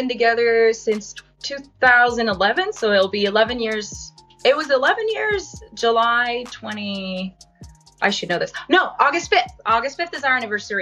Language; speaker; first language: English; non-native, fluent; French